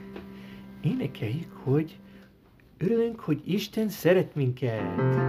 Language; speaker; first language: Hungarian; early bilingual, heritage; Hungarian